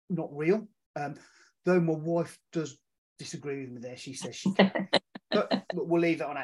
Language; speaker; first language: English; native; English